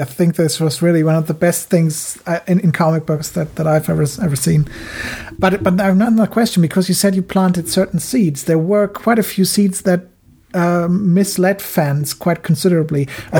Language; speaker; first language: English; non-native, fluent; German